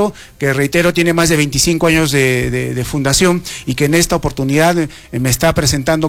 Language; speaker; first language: Spanish; native; Spanish